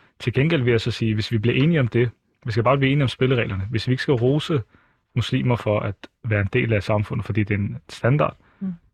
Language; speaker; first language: Danish; early bilingual, other home language; Arabic